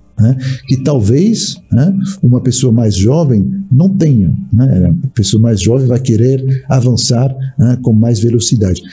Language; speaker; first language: Portuguese; non-native, fluent; French